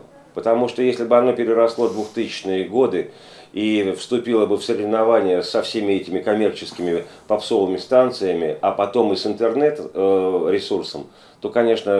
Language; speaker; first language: Russian; native; Russian